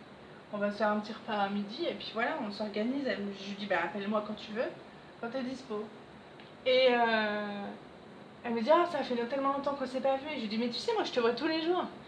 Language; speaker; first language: French; native; French